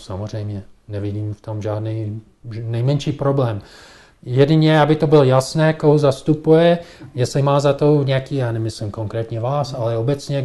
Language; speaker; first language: Czech; non-native, fluent; English